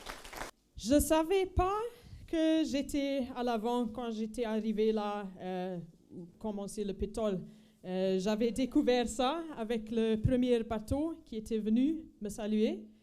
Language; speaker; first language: French; non-native, fluent; Afrikaans